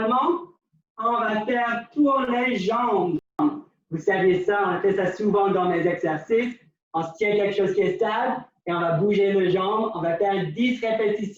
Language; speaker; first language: French; non-native, local second language; English